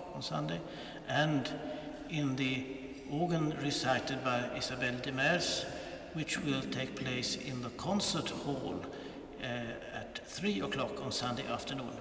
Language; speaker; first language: English; non-native, fluent; Swedish